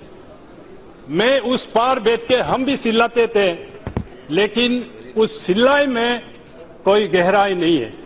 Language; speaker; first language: Hindi; non-native, local second language; Adi